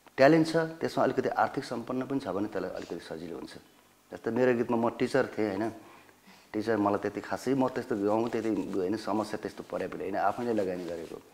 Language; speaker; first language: Nepali; native; Nepali